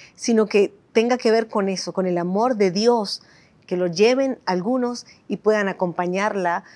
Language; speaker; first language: Spanish; native; Spanish